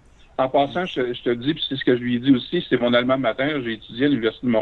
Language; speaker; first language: French; native; French